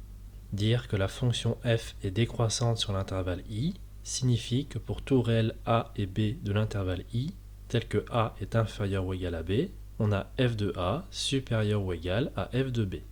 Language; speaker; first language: French; native; French